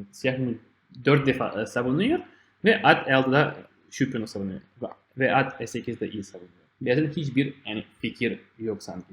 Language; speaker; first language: Turkish; non-native, fluent; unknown